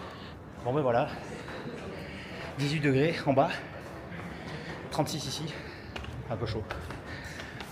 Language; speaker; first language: French; native; French